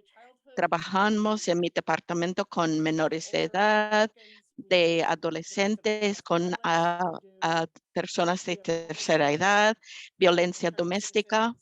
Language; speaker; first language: Spanish; non-native, fluent; English